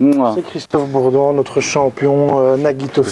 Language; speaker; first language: French; native; French